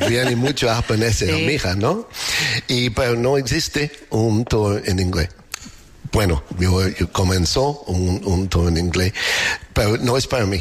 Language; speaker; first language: Spanish; non-native, learner; English